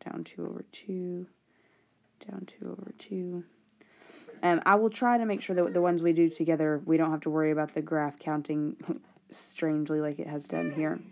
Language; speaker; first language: English; native; English